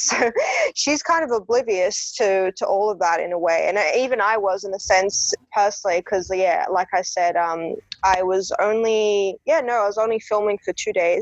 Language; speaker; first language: English; native; English